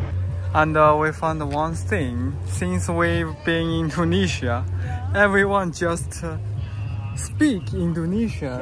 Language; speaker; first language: English; non-native, learner; Chinese